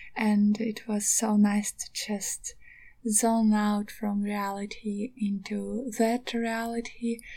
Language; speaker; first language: English; non-native, learner; Ukrainian